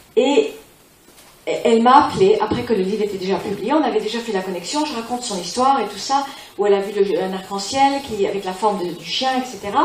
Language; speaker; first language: French; non-native, fluent; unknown